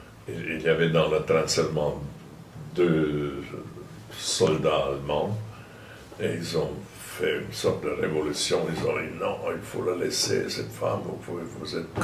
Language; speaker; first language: French; non-native, fluent; German